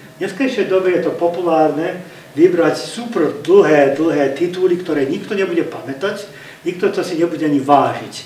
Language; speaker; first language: Slovak; early bilingual, heritage; Slovak